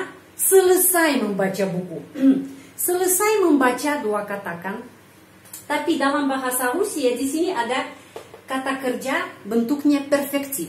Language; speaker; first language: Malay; non-native, fluent; Russian